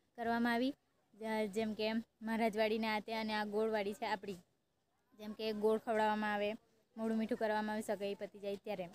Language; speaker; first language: Gujarati; non-native, local second language; Kukna